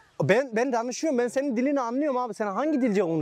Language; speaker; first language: Turkish; native; Turkish